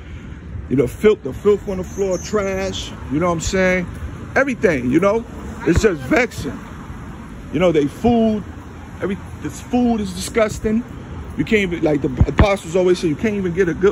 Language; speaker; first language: English; native; English